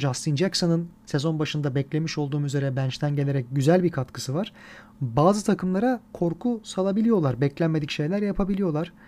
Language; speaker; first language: Turkish; native; Turkish